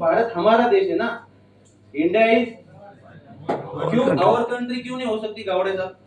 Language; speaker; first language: Hindi; non-native, local second language; Marathi